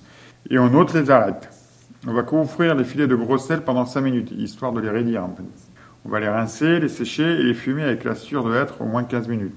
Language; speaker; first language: French; native; French